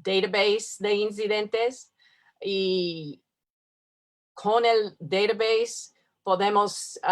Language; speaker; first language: Spanish; non-native, learner; English